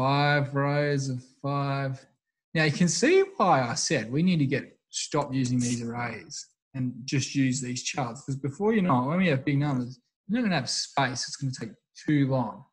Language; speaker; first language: English; native; English